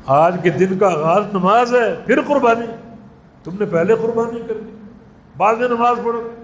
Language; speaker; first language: Urdu; native; Urdu